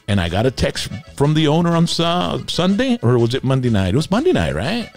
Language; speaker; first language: English; early bilingual, other home language; Spanish